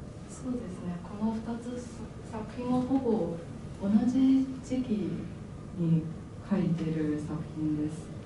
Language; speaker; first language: Japanese; non-native, fluent; Chinese